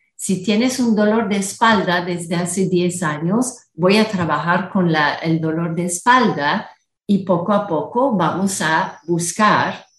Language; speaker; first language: Spanish; non-native, fluent; English